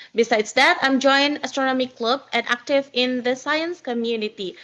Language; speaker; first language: English; non-native, learner; Indonesian